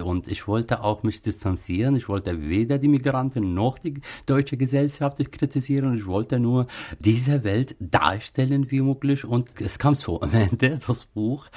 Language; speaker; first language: German; non-native, fluent; Arabic